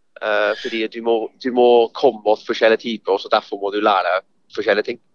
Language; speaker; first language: Norwegian; non-native, fluent; English